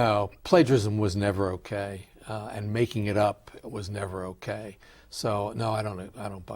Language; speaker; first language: English; native; English